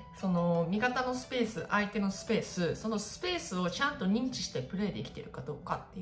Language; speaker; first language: Japanese; native; Japanese